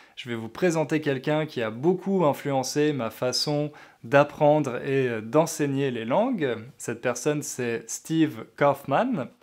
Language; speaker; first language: French; native; French